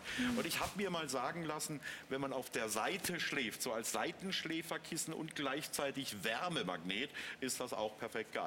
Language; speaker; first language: German; native; German